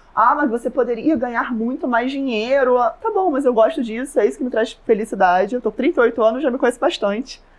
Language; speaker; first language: Portuguese; native; Portuguese